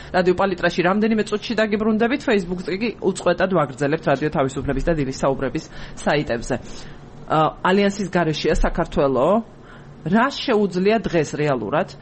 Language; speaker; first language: Georgian; native; Georgian